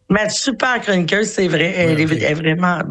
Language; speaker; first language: French; native; French